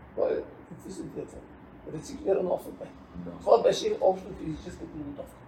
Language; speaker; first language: Bulgarian; native; Bulgarian